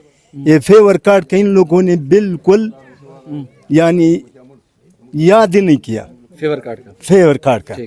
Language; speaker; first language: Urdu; non-native, learner; Pashto